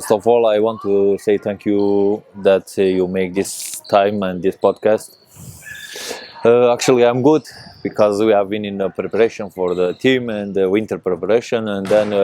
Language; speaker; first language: English; non-native, learner; Persian